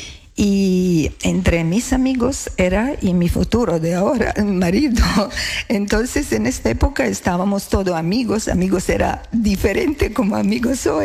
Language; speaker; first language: Spanish; non-native, learner; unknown